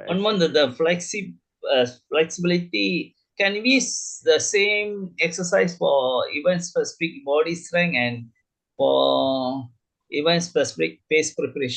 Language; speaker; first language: English; non-native, learner; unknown